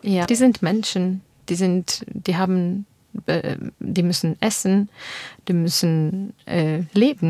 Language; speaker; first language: German; non-native, learner; Armenian